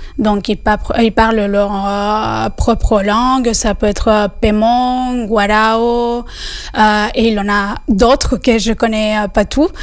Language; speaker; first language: French; non-native, fluent; Spanish